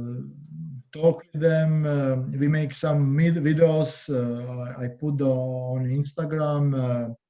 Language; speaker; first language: English; non-native, learner; Croatian